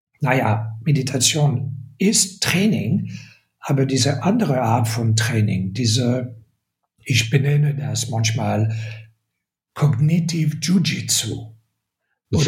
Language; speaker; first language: German; non-native, fluent; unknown